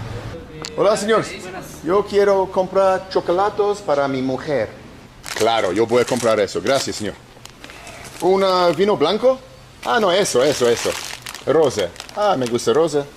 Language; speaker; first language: Spanish; non-native, learner; English